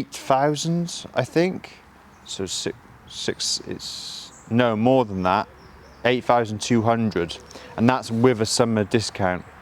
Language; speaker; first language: English; native; English